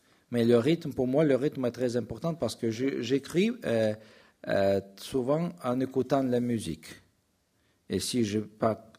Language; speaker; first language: French; non-native, fluent; Russian